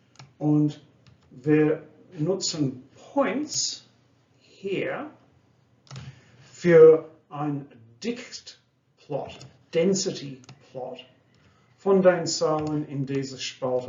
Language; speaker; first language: German; non-native, fluent; English